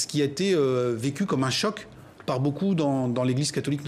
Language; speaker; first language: French; native; French